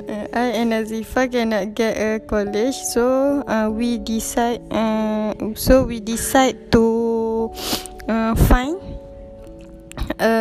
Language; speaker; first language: English; non-native, learner; Malay